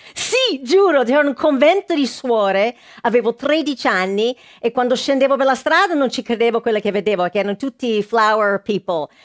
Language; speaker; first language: Italian; non-native, fluent; English